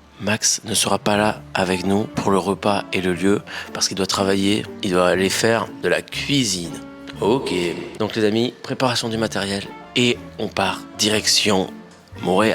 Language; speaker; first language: French; native; French